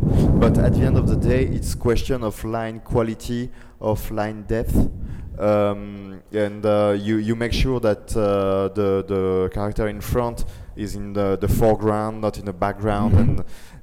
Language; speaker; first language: English; non-native, fluent; French